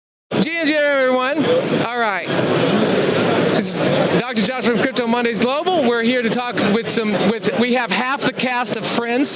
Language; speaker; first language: English; native; English